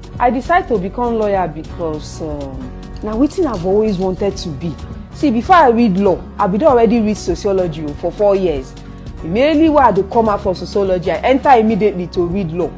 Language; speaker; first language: Nigerian Pidgin; non-native, local second language; Igbo